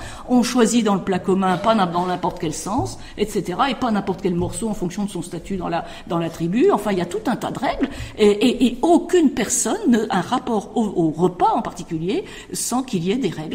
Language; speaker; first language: French; native; French